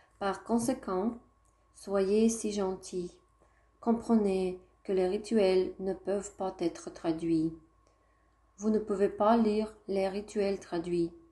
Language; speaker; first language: French; non-native, fluent; Russian